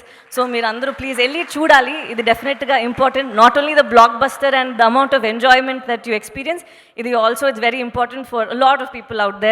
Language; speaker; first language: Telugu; non-native, local second language; Tamil